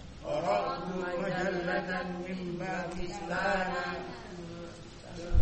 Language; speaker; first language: Arabic; non-native, learner; Indonesian